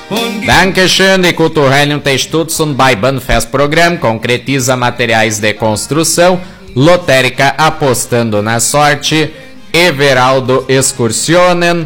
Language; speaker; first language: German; early bilingual, heritage; German